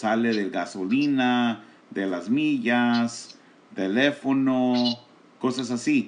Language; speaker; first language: Spanish; early bilingual, heritage; Spanish